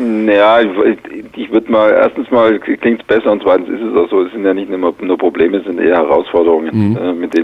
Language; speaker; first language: German; native; German